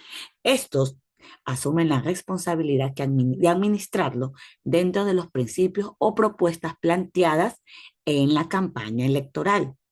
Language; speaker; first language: Spanish; native; Spanish